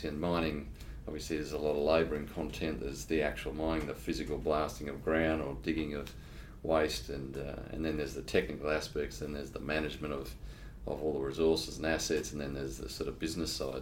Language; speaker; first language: English; native; English